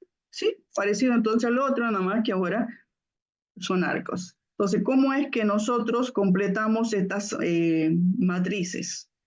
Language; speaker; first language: Spanish; native; Spanish